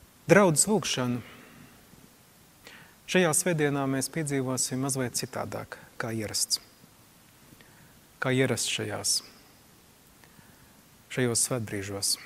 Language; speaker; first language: Latvian; native; Latvian